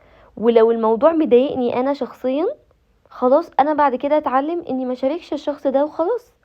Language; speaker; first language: Arabic; native; Arabic